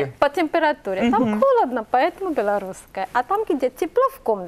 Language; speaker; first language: Russian; non-native, fluent; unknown